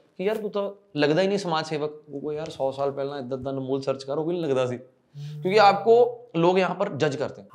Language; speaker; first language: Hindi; non-native, local second language; Punjabi